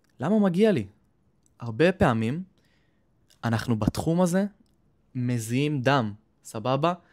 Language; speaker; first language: Hebrew; native; Hebrew